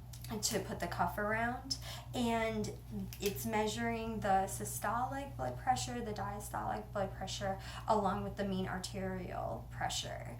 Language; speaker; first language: English; native; English